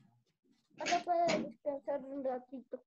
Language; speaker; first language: Spanish; native; Spanish